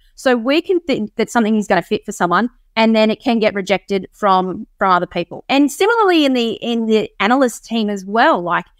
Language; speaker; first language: English; native; English